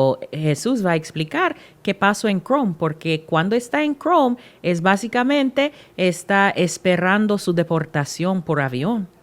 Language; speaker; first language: Spanish; non-native, learner; English